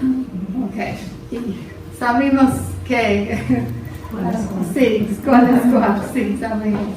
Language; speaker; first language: Spanish; non-native, fluent; English